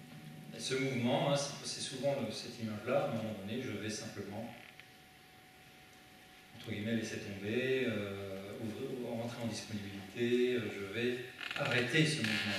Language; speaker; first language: French; native; French